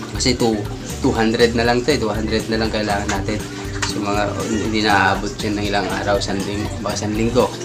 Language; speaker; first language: Filipino; non-native, local second language; Iloko